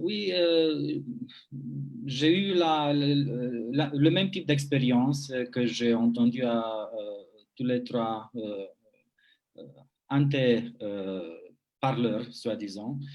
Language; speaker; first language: French; non-native, fluent; Romanian